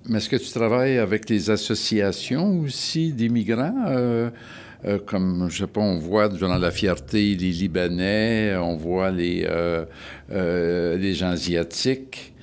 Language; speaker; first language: French; native; French